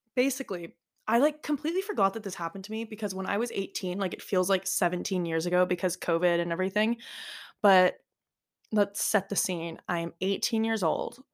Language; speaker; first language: English; native; English